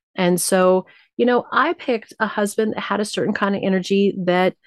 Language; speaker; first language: English; native; English